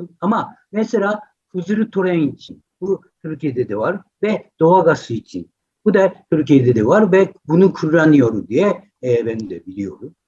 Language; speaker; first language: Turkish; non-native, fluent; Japanese